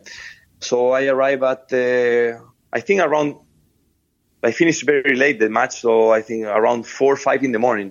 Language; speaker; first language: English; non-native, fluent; Spanish